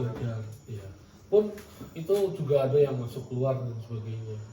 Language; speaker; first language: Indonesian; native; Indonesian